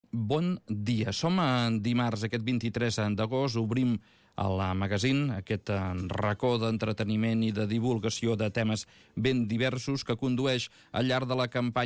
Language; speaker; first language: Catalan; native; Catalan